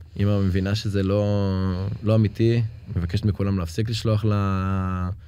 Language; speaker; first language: Hebrew; native; Hebrew